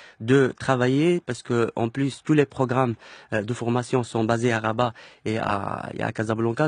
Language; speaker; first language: French; non-native, local second language; Arabic